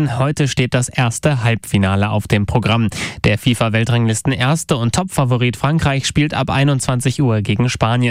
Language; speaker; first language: German; native; German